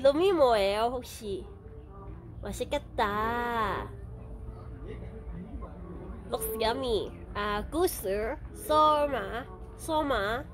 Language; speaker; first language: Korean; non-native, learner; English